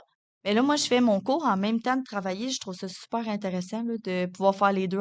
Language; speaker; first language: French; native; French